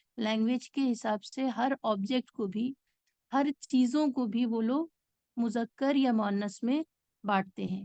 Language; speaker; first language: Urdu; native; Urdu